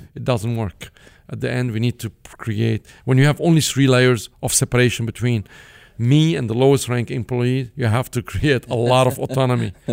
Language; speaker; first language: English; non-native, fluent; Arabic